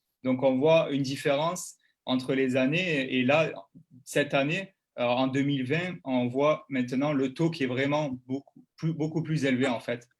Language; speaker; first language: French; native; French